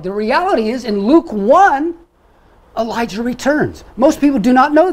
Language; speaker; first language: English; native; English